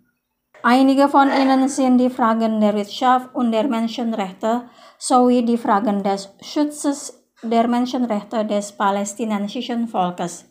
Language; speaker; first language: German; non-native, fluent; Indonesian